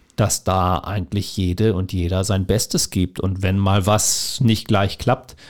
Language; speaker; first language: German; native; German